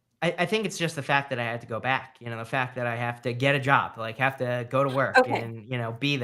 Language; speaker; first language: English; native; English